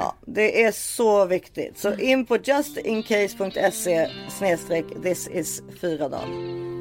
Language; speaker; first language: Swedish; native; Swedish